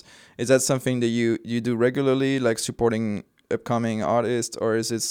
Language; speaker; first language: English; non-native, fluent; French